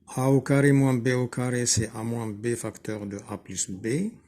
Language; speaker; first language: French; non-native, local second language; Arabic